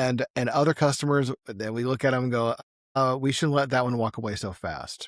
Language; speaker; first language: English; native; English